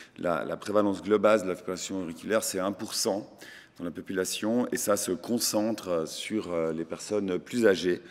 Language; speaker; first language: French; native; French